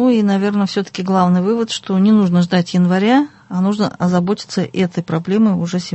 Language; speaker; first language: Russian; native; Russian